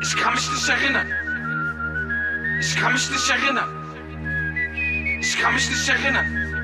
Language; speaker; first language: German; native; German